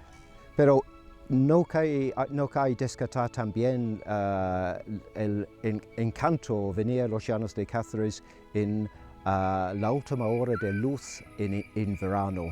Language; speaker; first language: Spanish; non-native, fluent; English